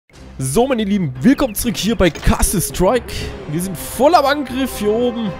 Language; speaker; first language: German; native; German